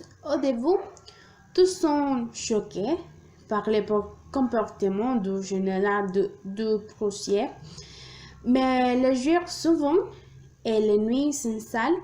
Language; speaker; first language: French; non-native, learner; Spanish